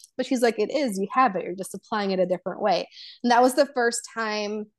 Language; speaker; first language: English; early bilingual, other home language; Polish